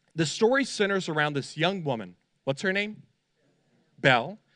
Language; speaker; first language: English; native; English